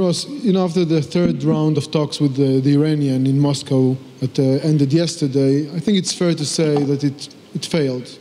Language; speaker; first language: English; non-native, fluent; Hebrew